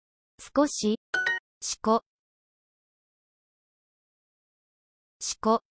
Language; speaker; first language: Japanese; non-native, learner; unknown